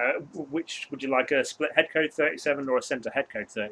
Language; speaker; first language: English; native; English